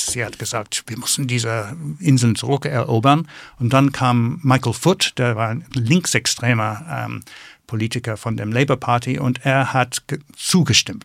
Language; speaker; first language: German; non-native, fluent; English